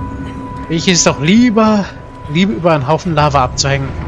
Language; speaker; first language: German; native; German